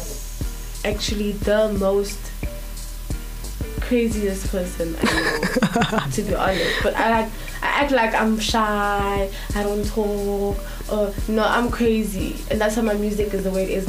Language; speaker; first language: English; non-native, local second language; Zulu